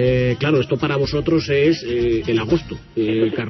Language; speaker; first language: Spanish; native; Spanish